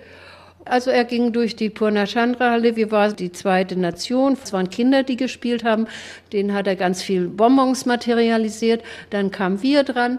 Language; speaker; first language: German; native; German